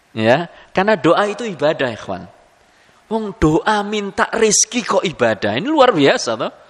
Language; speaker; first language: Indonesian; native; Indonesian